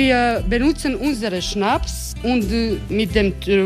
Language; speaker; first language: German; non-native, fluent; Croatian